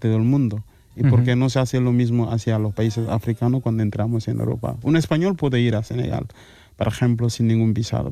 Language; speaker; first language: Spanish; non-native, fluent; Wolof